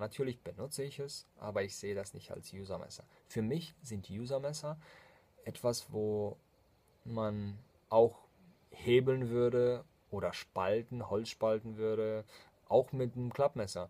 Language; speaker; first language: German; non-native, fluent; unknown